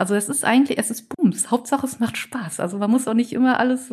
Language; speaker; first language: German; native; German